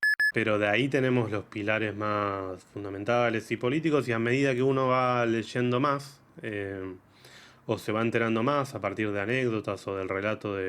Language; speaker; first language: Spanish; native; Spanish